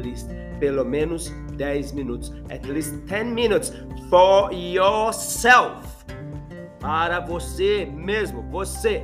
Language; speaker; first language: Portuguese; non-native, fluent; English